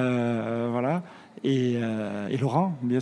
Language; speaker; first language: French; native; French